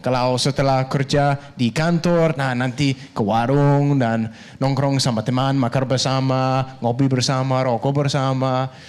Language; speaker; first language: Indonesian; non-native, learner; Danish